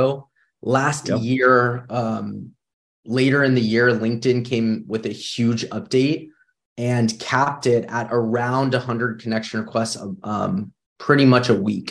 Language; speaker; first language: English; native; English